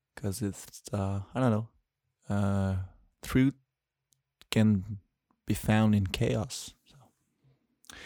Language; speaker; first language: English; non-native, fluent; French